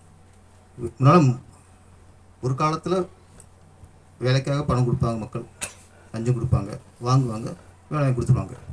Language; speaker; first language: Tamil; native; Tamil